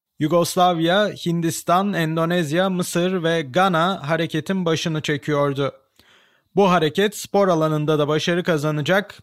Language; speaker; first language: Turkish; native; Turkish